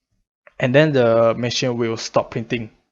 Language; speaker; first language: English; non-native, fluent; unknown